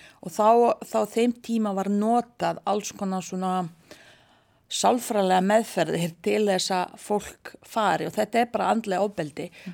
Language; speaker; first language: Icelandic; non-native, fluent; Bosnian